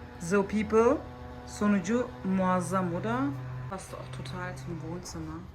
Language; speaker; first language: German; early bilingual, other home language; Turkish